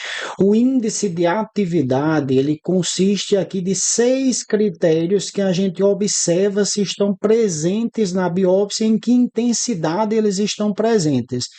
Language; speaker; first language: Portuguese; native; Portuguese